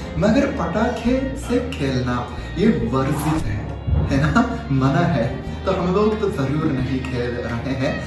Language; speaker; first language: Hindi; non-native, fluent; Japanese